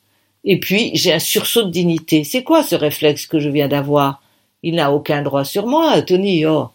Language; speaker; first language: French; native; French